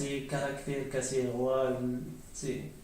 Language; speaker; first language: Spanish; non-native, learner; Arabic